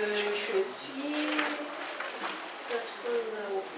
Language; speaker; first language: French; non-native, local second language; Malagasy